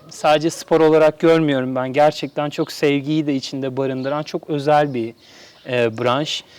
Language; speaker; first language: Turkish; native; Turkish